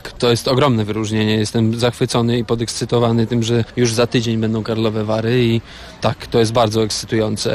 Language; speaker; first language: Polish; native; Polish